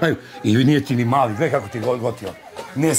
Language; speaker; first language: Serbian; native; Serbian